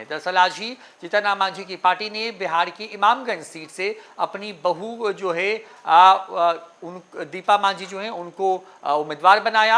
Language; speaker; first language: Hindi; native; Hindi